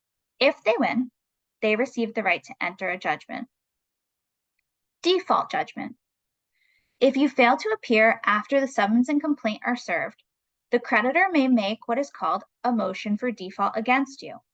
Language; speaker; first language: English; native; English